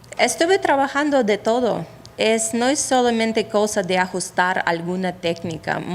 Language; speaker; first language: Spanish; non-native, fluent; Russian